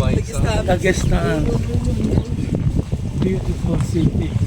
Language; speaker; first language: English; non-native, local second language; Filipino